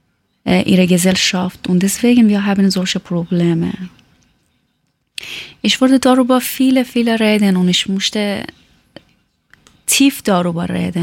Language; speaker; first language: German; non-native, learner; Persian